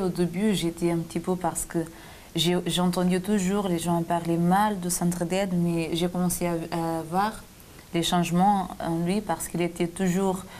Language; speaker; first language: French; non-native, fluent; Portuguese